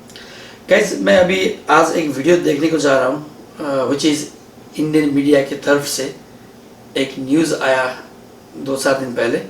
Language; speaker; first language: Hindi; non-native, learner; Nepali